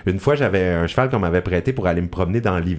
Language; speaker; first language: French; native; French